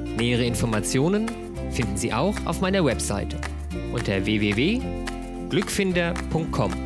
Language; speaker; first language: German; native; German